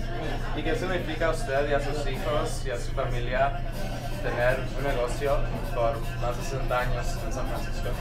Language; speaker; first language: Spanish; early bilingual, other home language; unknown